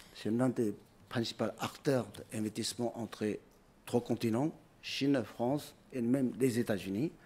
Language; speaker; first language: French; non-native, fluent; Chinese